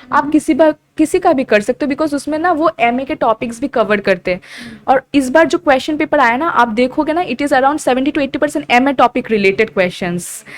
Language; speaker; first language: Hindi; non-native, local second language; Assamese